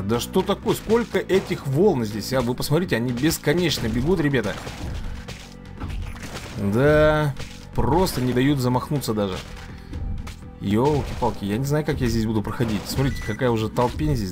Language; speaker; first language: Russian; native; Russian